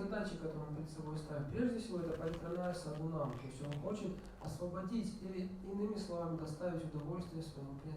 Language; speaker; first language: Russian; native; Russian